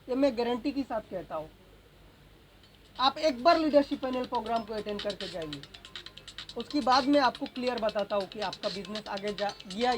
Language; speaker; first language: Hindi; non-native, local second language; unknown